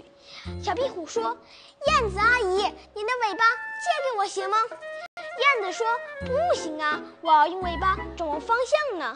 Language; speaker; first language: Chinese; native; Chinese